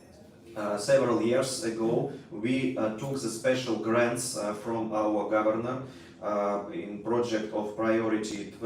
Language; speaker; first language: English; non-native, learner; Russian